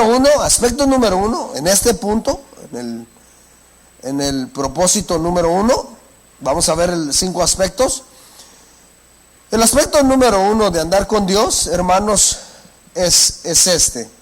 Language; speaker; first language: Spanish; native; Spanish